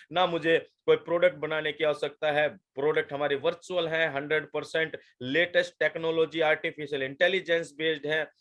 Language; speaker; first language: Hindi; native; Hindi